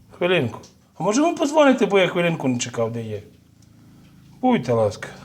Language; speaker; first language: Ukrainian; native; Ukrainian